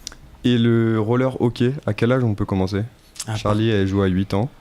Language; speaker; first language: French; native; French